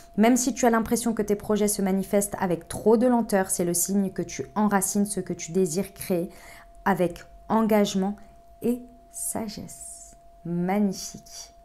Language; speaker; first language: French; native; French